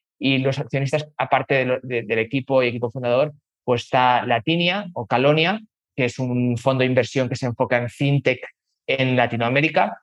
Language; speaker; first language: Spanish; native; Spanish